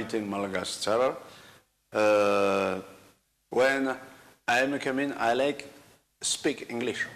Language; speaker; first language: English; non-native, learner; Malagasy